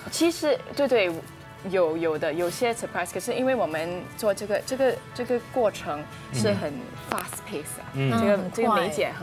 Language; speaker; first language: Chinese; non-native, local second language; English